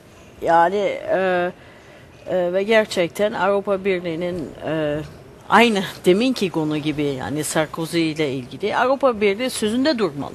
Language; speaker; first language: Turkish; early bilingual, heritage; Turkish